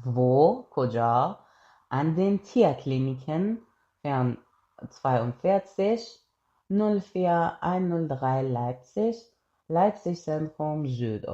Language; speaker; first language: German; non-native, fluent; Persian